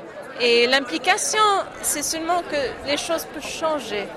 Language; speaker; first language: French; non-native, fluent; English